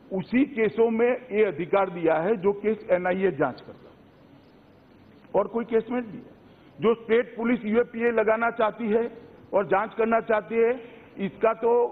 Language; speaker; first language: Hindi; non-native, local second language; Gujarati